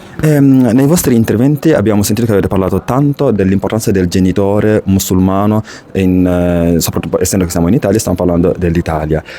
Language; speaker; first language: Italian; non-native, fluent; Fula